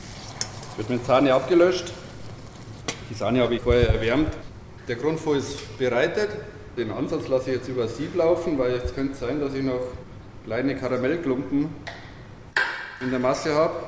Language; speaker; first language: German; native; German